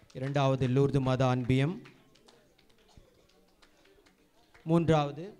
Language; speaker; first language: Tamil; native; Tamil